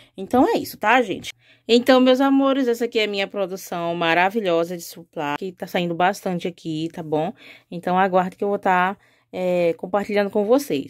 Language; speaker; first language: Portuguese; native; Portuguese